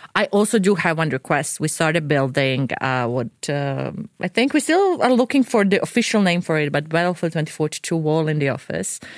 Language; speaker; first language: English; non-native, fluent; Croatian